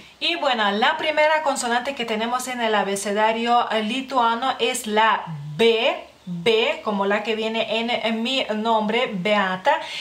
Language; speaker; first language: Spanish; non-native, fluent; Lithuanian